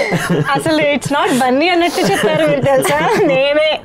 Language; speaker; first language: Telugu; native; Telugu